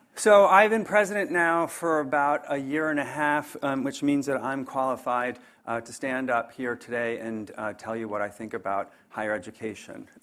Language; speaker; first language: English; native; English